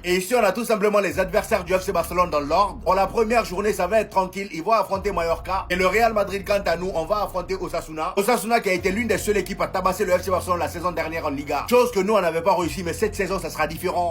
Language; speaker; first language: French; native; French